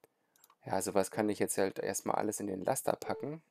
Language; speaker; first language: German; native; German